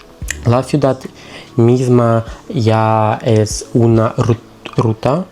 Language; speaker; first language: Spanish; non-native, learner; Russian